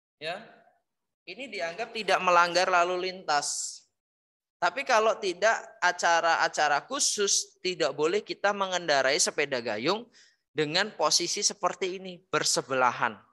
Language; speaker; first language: Indonesian; native; Indonesian